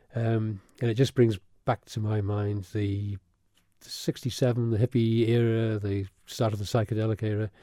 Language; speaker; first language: English; early bilingual, other home language; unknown